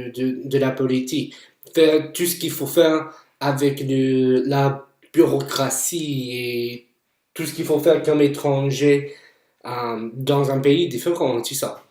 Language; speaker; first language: French; non-native, fluent; English